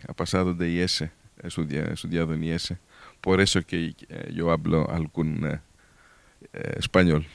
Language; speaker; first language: Spanish; non-native, learner; Greek